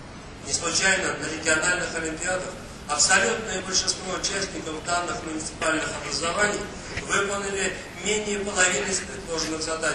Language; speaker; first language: Russian; native; Russian